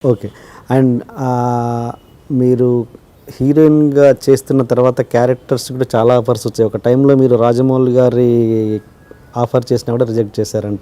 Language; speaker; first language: Telugu; native; Telugu